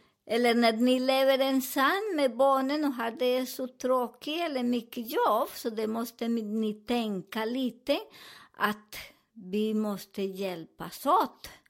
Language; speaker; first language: Swedish; non-native, fluent; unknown